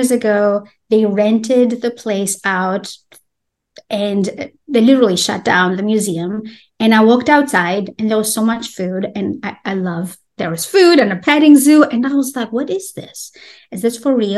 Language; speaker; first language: English; non-native, fluent; Albanian